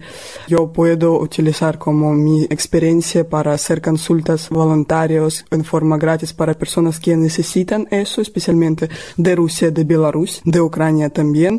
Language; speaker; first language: Spanish; non-native, learner; Russian